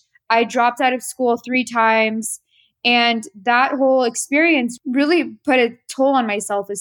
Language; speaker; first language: English; native; English